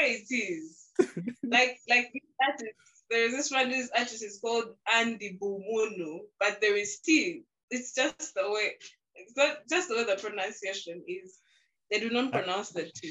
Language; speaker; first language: English; non-native, local second language; Ganda